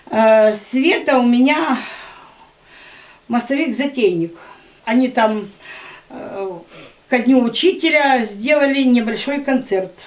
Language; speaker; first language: Russian; native; Russian